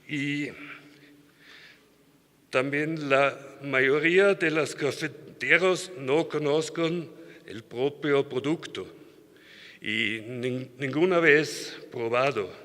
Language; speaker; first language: Spanish; non-native, learner; German